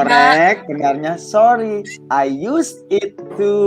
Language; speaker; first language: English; non-native, fluent; Indonesian